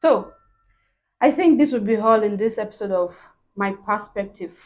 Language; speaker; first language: English; non-native, local second language; Yoruba